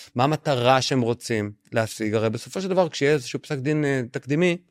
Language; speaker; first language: Hebrew; native; Hebrew